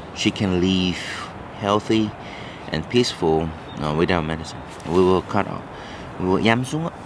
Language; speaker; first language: English; non-native, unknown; Korean